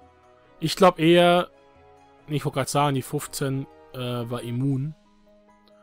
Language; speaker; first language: German; native; German